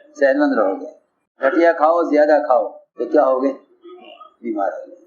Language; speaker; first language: Urdu; native; Urdu